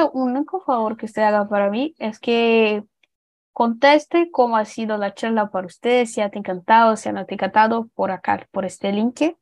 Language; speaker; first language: Spanish; non-native, learner; Portuguese